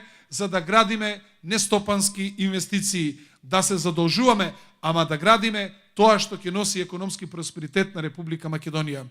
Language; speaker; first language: Macedonian; native; Macedonian